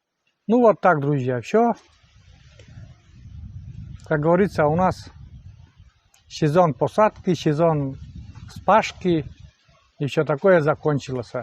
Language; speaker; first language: Russian; native; Russian